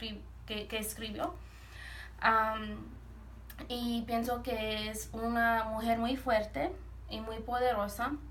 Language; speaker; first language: Spanish; early bilingual, heritage; Spanish